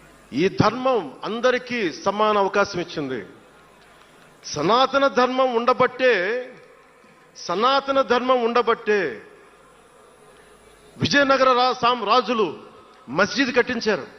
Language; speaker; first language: Telugu; native; Telugu